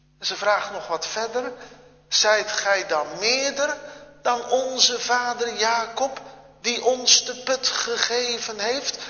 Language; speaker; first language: Dutch; native; Dutch